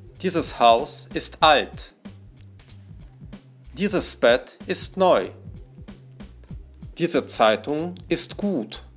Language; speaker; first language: German; non-native, fluent; Russian